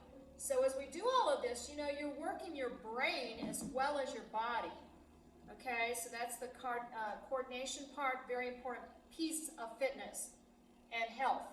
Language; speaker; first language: English; native; English